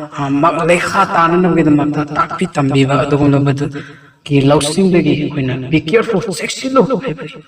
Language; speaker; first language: Manipuri; non-native, local second language; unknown